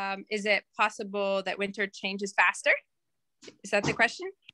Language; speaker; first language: English; native; English